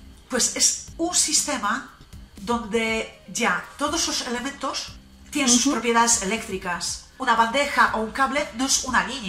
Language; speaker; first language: Spanish; non-native, fluent; Polish